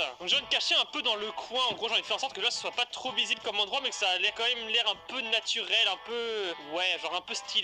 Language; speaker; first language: French; native; French